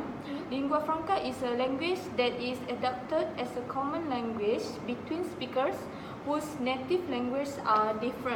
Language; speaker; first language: English; non-native, local second language; Malay